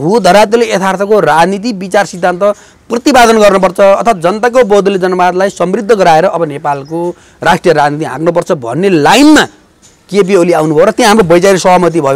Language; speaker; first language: Nepali; native; Nepali